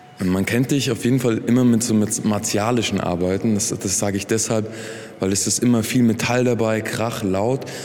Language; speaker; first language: German; native; German